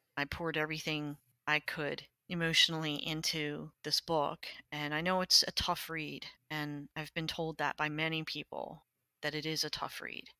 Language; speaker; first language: English; native; English